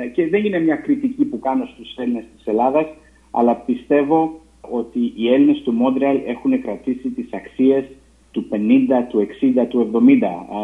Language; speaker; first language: Greek; early bilingual, heritage; Greek